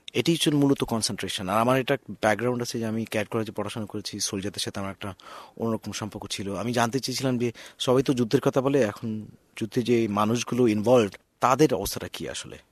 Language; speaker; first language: Bangla; native; Bangla